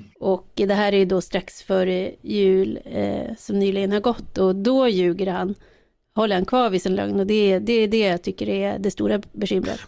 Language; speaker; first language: Swedish; native; Swedish